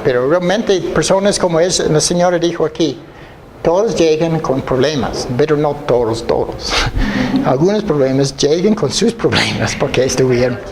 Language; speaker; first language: Spanish; non-native, fluent; English